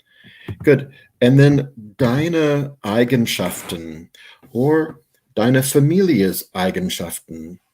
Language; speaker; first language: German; non-native, fluent; English